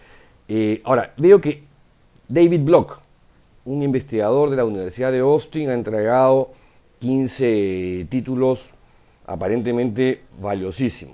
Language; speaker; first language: Spanish; native; Spanish